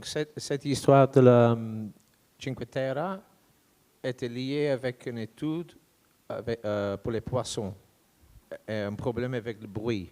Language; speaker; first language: French; non-native, fluent; English